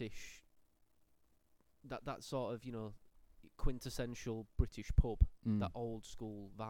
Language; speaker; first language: English; native; English